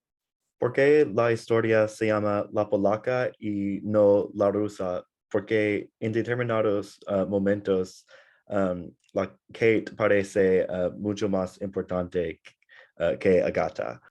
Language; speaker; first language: Spanish; non-native, learner; English